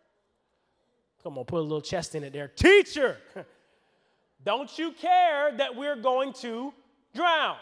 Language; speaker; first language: English; native; English